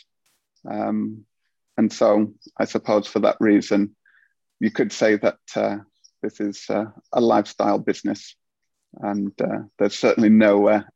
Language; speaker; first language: English; native; English